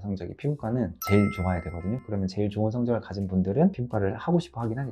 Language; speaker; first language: Korean; native; Korean